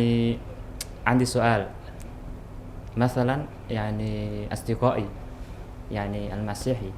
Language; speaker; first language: Arabic; non-native, learner; Indonesian